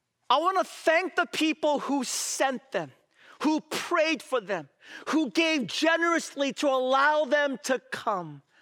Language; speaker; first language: English; native; English